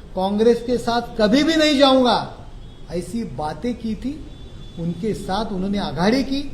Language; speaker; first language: Hindi; non-native, local second language; Marathi